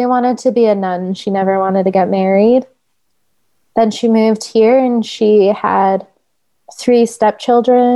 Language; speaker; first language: English; native; English